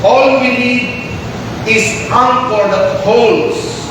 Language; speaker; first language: English; non-native, local second language; Filipino